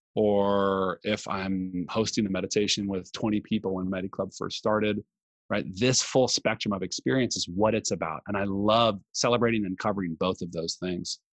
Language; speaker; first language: English; native; English